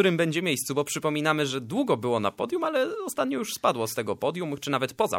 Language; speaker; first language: Polish; native; Polish